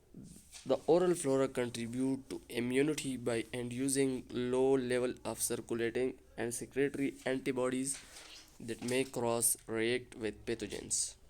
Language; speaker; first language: English; non-native, local second language; Urdu